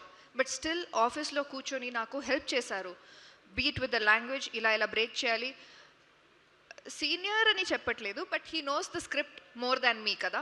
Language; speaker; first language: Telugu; non-native, local second language; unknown